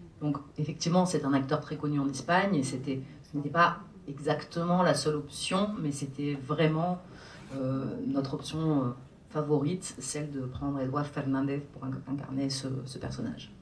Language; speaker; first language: French; native; French